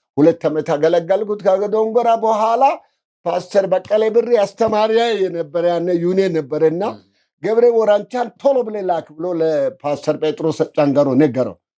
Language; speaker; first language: Amharic; non-native, local second language; Wolaytta